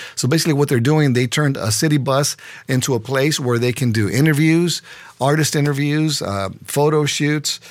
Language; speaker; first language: English; early bilingual, other home language; Spanish